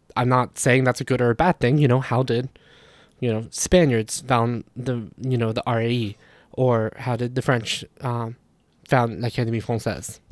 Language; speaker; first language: English; native; English